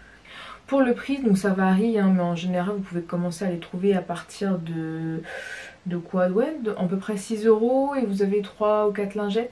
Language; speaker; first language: French; native; French